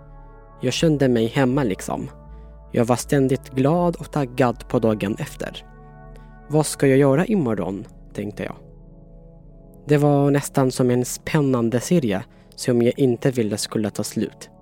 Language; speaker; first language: Swedish; non-native, fluent; Tigrinya